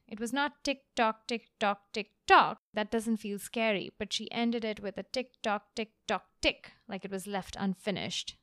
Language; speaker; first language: English; non-native, local second language; Hindi